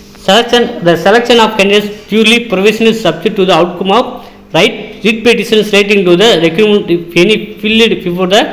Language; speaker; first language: English; non-native, local second language; Tamil